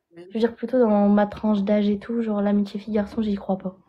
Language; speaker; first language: French; native; French